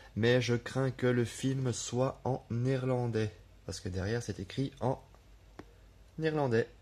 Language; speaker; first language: French; native; French